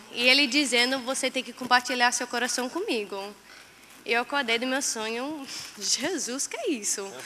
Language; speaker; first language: Portuguese; non-native, fluent; English